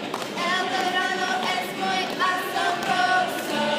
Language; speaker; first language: Spanish; non-native, learner; English